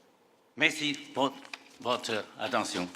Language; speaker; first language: French; non-native, fluent; Chinese